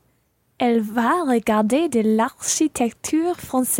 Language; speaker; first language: French; non-native, learner; English